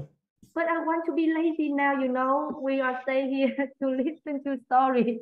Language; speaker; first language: English; non-native, learner; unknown